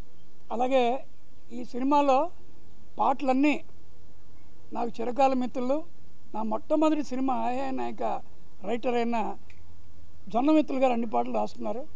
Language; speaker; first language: Telugu; native; Telugu